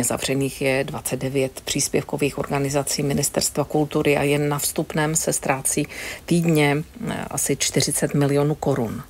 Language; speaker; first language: Czech; native; Czech